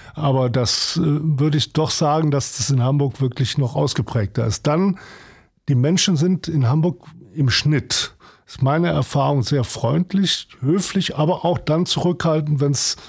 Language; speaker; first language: German; native; German